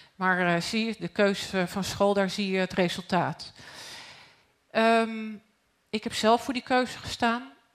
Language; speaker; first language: Dutch; native; Dutch